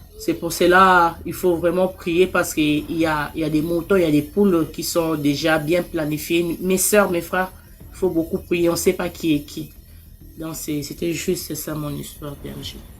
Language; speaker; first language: French; non-native, local second language; Lingala